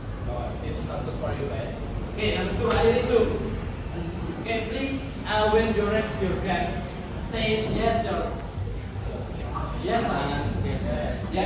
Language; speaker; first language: English; non-native, learner; Indonesian